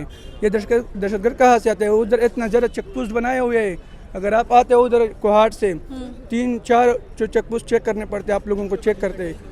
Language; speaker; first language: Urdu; non-native, local second language; Pashto